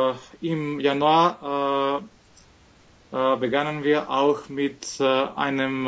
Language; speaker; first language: German; non-native, fluent; Macedonian